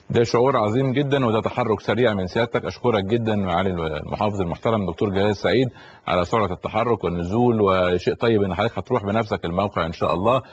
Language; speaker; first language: Arabic; native; Arabic